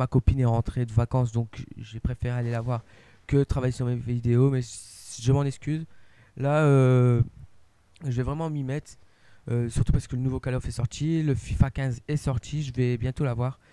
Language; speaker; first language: French; native; French